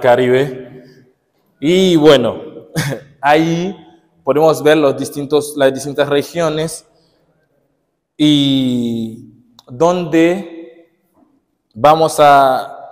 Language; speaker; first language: Spanish; non-native, fluent; Haitian Creole